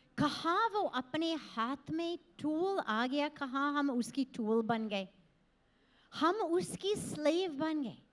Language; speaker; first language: Hindi; non-native, fluent; English